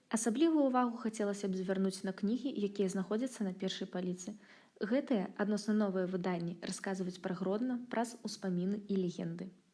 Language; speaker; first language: Belarusian; native; Belarusian